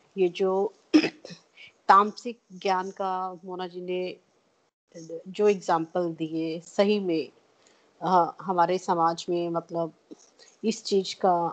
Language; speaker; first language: Hindi; non-native, local second language; Punjabi